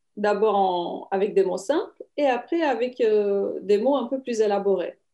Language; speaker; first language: French; non-native, fluent; Romanian